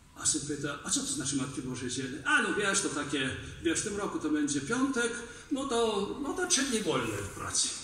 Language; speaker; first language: Polish; non-native, fluent; Belarusian